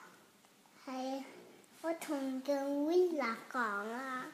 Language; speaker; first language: Cantonese; early bilingual, heritage; Cantonese